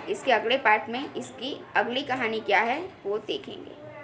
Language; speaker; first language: Hindi; non-native, local second language; Gujarati